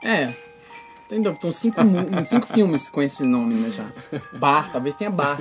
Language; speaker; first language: Portuguese; native; Portuguese